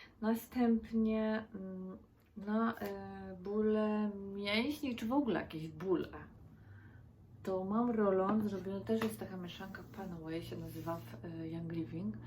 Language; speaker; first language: Polish; native; Polish